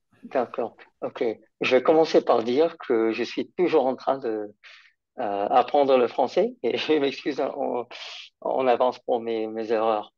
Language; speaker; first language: French; non-native, fluent; English